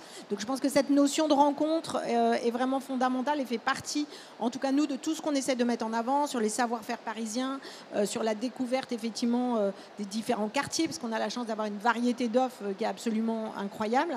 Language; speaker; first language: French; native; French